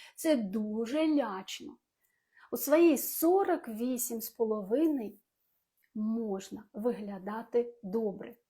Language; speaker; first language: Ukrainian; non-native, local second language; Russian